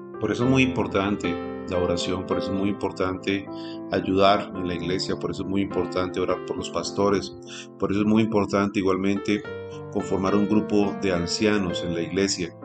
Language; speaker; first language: Spanish; native; Spanish